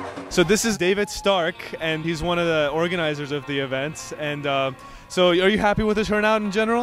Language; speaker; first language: English; early bilingual, other home language; Persian